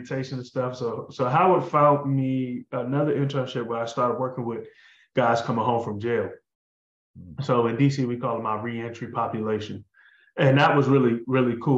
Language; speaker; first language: English; native; English